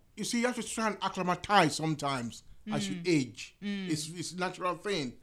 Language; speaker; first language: English; non-native, local second language; Yoruba